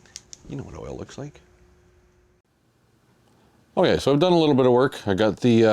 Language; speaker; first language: English; native; English